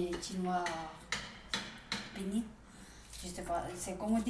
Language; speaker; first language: French; non-native, learner; Tibetan